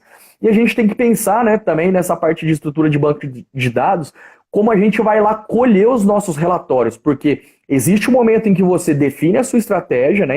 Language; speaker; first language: Portuguese; native; Portuguese